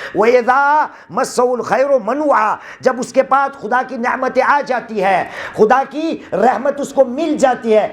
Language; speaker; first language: Urdu; non-native, local second language; Gujarati